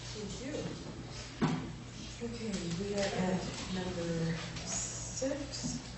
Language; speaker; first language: English; native; English